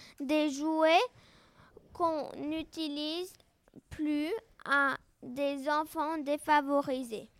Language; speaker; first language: French; non-native, learner; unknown